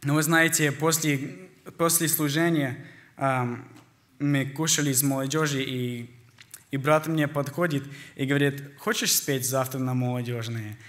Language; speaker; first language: Russian; early bilingual, heritage; Russian